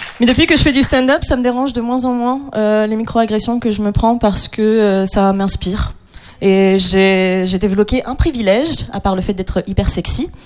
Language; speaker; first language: French; non-native, local second language; Arabic